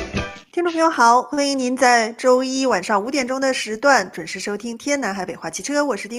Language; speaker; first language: Chinese; native; Chinese